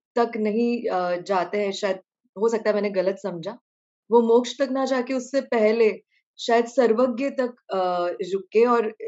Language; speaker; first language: Hindi; native; Hindi